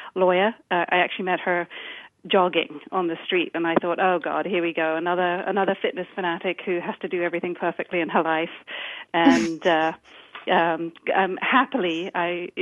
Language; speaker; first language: English; native; English